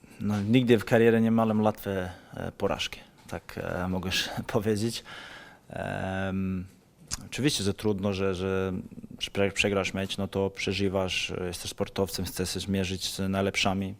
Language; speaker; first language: Polish; non-native, fluent; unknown